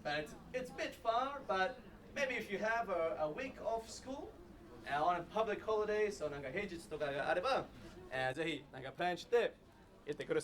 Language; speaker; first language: Japanese; non-native, learner; English